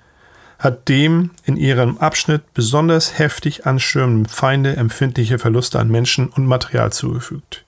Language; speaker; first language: German; native; German